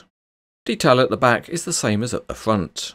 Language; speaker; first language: English; native; English